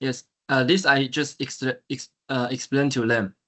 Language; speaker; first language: English; non-native, learner; Chinese